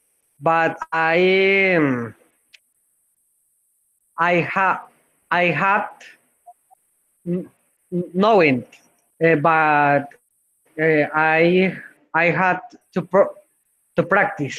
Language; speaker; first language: English; non-native, learner; Spanish